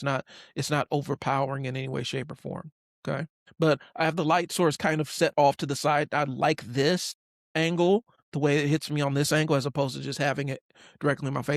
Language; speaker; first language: English; native; English